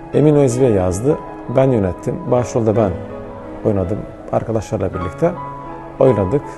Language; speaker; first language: Turkish; non-native, fluent; Arabic